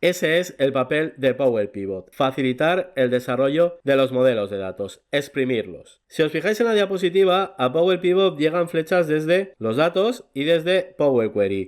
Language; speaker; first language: Spanish; native; Spanish